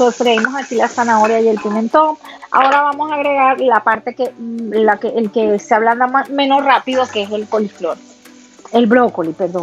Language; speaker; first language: Spanish; native; Spanish